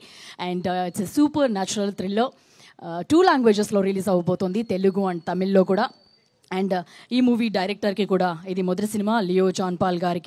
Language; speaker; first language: Telugu; native; Telugu